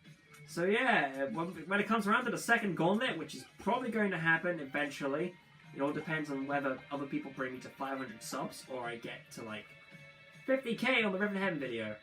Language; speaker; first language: English; native; English